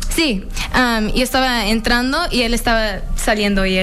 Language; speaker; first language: Spanish; early bilingual, heritage; English